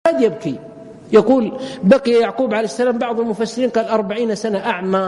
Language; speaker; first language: Arabic; native; Arabic